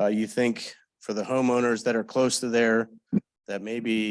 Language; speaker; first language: English; native; English